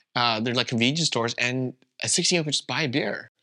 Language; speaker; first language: English; non-native, fluent; Vietnamese